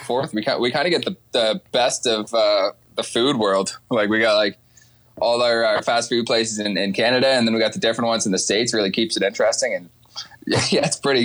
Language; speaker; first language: English; native; English